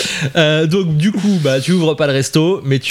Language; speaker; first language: French; native; French